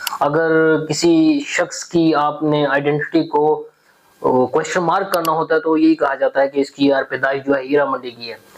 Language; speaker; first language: Urdu; native; Urdu